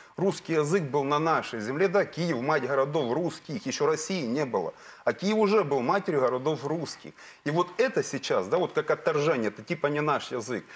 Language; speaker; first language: Russian; native; Russian